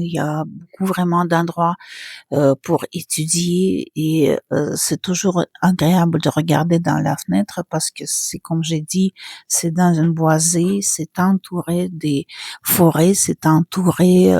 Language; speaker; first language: French; non-native, fluent; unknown